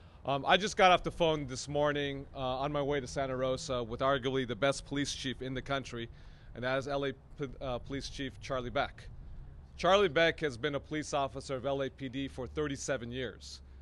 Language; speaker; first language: English; early bilingual, other home language; Spanish